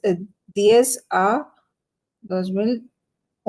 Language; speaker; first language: Spanish; non-native, learner; Bangla